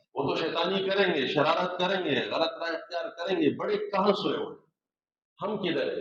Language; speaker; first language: Urdu; native; Urdu